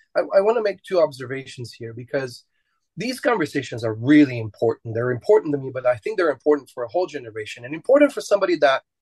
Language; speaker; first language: English; non-native, fluent; Romanian